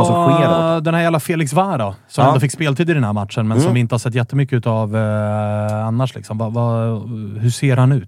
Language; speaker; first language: Swedish; native; Swedish